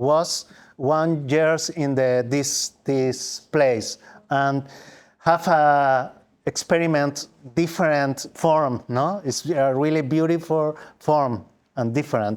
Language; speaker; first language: English; non-native, learner; Spanish